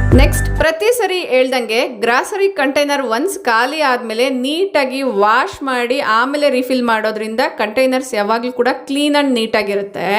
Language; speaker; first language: Kannada; non-native, local second language; Telugu